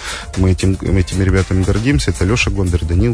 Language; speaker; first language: Russian; native; Russian